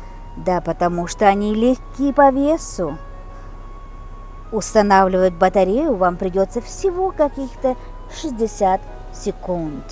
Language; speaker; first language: Russian; non-native, local second language; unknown